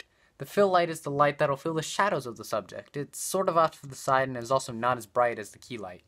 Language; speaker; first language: English; native; English